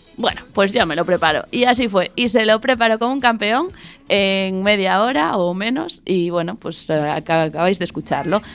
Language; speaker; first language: Spanish; native; Spanish